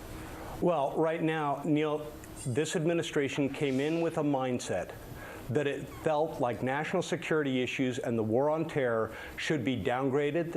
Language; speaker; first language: English; native; English